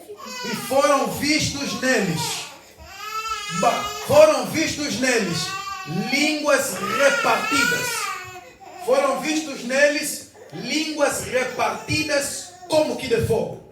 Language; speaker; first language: Portuguese; non-native, fluent; Lingala